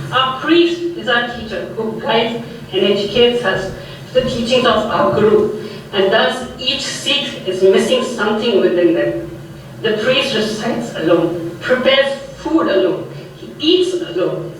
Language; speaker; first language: English; non-native, local second language; Punjabi